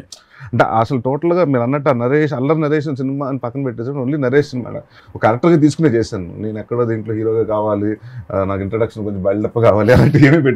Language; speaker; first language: Telugu; native; Telugu